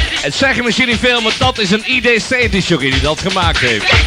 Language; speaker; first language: Dutch; native; Dutch